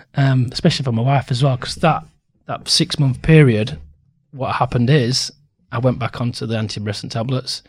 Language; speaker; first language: English; native; English